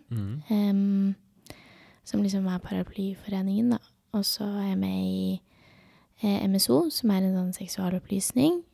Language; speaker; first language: Norwegian; early bilingual, other home language; Urdu